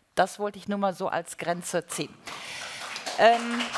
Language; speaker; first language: German; native; German